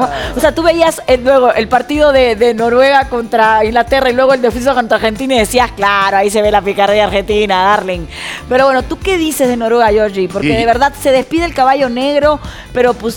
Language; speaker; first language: Spanish; native; Spanish